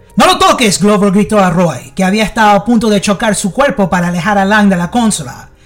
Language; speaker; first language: Spanish; early bilingual, heritage; English